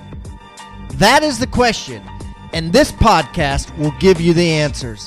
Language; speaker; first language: English; native; English